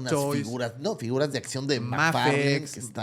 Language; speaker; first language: Spanish; native; Spanish